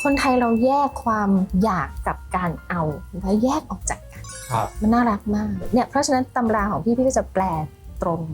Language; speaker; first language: Thai; native; Thai